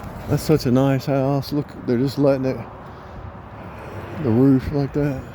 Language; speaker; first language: English; native; English